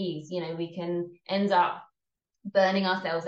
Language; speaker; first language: English; native; English